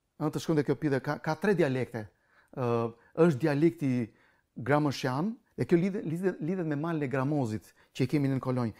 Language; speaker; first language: Albanian; non-native, local second language; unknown